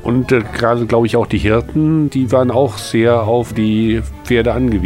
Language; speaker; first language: German; native; German